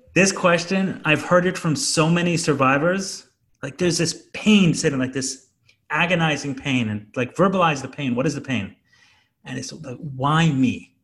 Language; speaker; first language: English; native; English